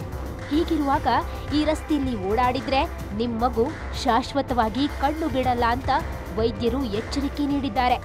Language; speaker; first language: Kannada; native; Kannada